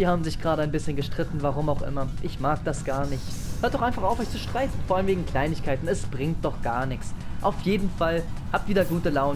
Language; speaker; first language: German; native; German